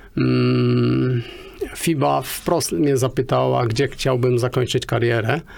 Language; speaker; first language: Polish; native; Polish